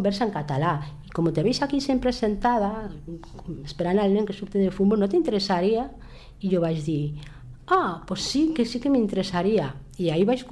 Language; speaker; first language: Catalan; non-native, local second language; Spanish